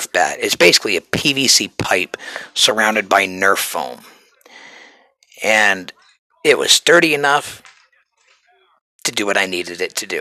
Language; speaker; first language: English; native; English